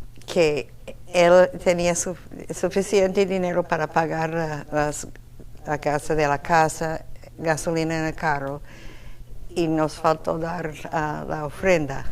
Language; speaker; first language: Spanish; non-native, fluent; English